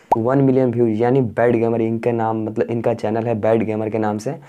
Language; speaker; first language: Hindi; native; Hindi